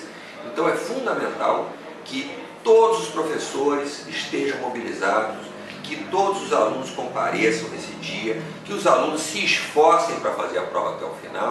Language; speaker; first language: Portuguese; native; Portuguese